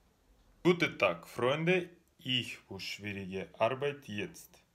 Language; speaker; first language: German; non-native, learner; Russian